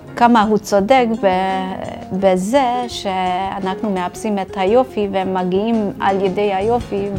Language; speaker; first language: Hebrew; non-native, fluent; Russian